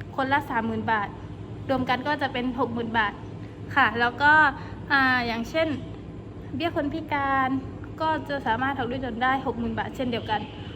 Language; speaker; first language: Thai; non-native, local second language; Pattani Malay